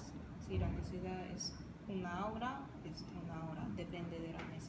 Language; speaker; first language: Spanish; non-native, fluent; Japanese